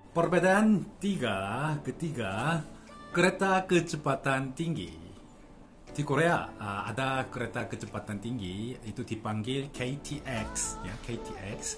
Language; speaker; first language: Indonesian; non-native, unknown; Korean